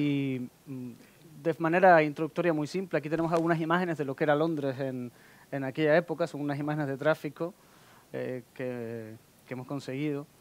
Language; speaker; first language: Spanish; native; Spanish